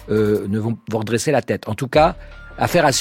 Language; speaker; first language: French; native; French